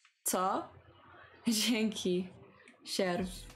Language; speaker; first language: Polish; non-native, learner; Chinese